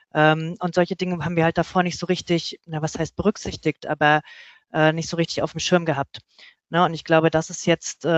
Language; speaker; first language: German; native; German